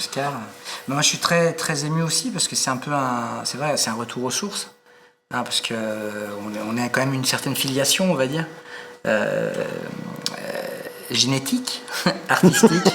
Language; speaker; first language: French; early bilingual, other home language; Spanish